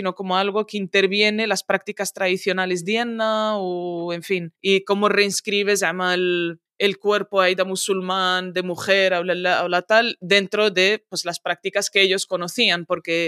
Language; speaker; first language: Spanish; early bilingual, other home language; Arabic